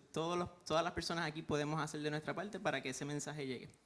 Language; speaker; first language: Spanish; native; Spanish